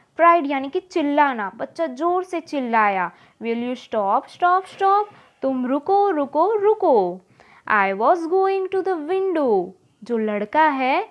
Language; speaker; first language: Hindi; non-native, local second language; Gujarati